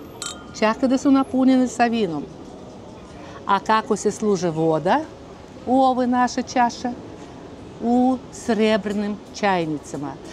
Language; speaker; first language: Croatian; non-native, fluent; Russian